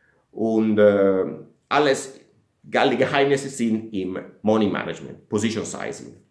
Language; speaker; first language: German; non-native, fluent; Italian